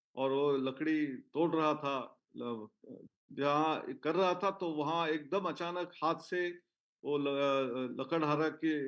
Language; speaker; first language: Hindi; non-native, local second language; Marathi